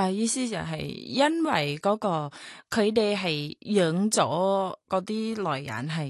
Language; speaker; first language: Cantonese; non-native, learner; Thai